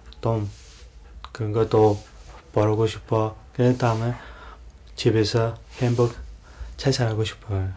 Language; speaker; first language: Korean; non-native, learner; Mongolian